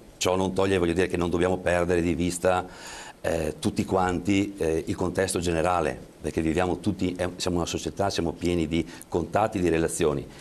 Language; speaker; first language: Italian; native; Italian